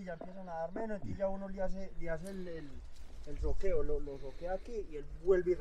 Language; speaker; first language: Spanish; native; Spanish